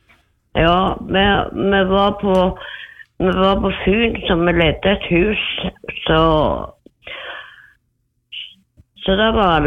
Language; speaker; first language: German; non-native, learner; Norwegian